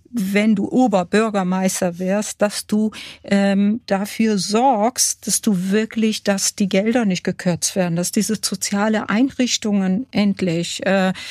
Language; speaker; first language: German; early bilingual, other home language; Kurdish